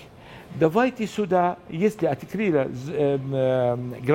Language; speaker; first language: Russian; non-native, learner; Arabic